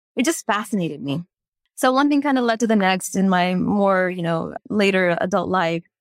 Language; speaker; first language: English; native; English